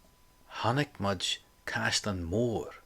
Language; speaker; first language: Irish; non-native, local second language; English